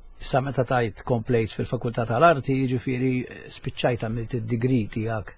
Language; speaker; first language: Maltese; native; Maltese